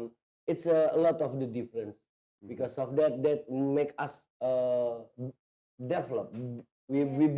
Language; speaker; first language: English; non-native, learner; Indonesian